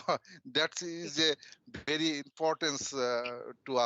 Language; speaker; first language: English; non-native, learner; Bangla